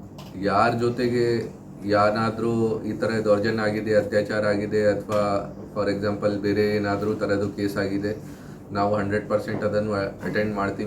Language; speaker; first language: Kannada; non-native, fluent; Hindi